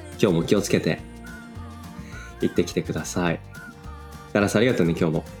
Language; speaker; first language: Japanese; native; Japanese